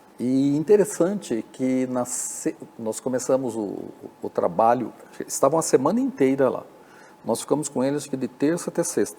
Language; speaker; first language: Portuguese; native; Portuguese